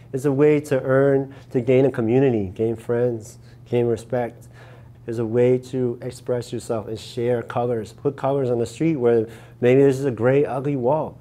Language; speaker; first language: English; native; English